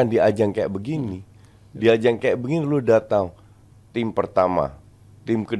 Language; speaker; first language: Indonesian; native; Indonesian